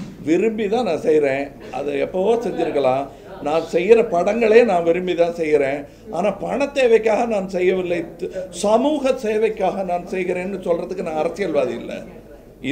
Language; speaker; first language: Tamil; native; Tamil